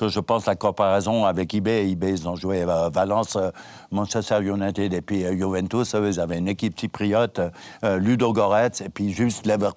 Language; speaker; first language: French; native; French